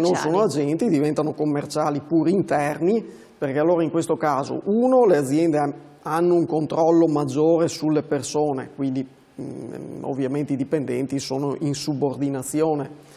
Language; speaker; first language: Italian; native; Italian